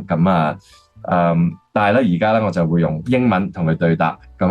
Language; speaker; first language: Cantonese; native; Cantonese